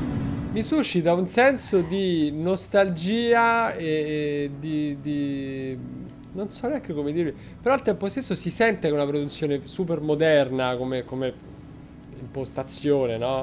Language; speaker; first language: Italian; native; Italian